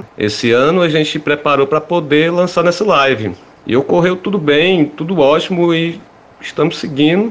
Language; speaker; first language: Portuguese; native; Portuguese